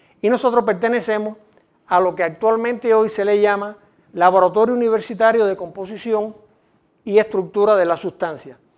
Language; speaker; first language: Spanish; native; Spanish